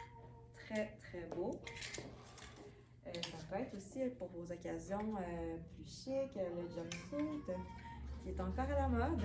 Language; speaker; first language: French; native; French